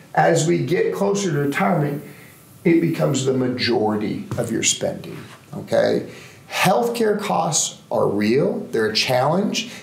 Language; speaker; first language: English; native; English